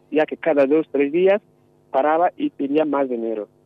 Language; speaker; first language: Spanish; non-native, fluent; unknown